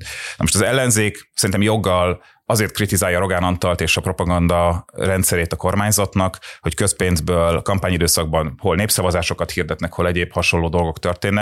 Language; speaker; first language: Hungarian; native; Hungarian